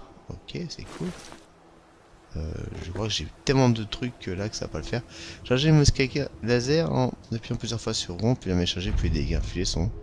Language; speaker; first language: French; native; French